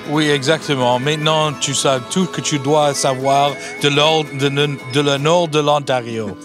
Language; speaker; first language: French; non-native, learner; English